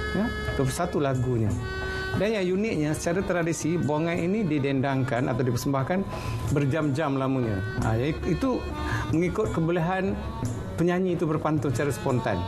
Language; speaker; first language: Malay; native; Malay